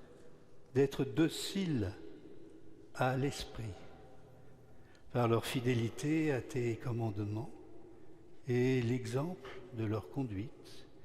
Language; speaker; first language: French; native; French